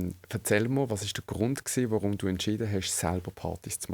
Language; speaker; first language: German; native; German